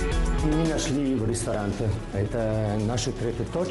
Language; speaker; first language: Russian; non-native, learner; Italian